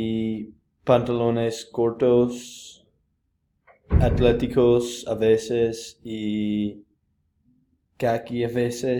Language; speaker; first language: Spanish; non-native, learner; English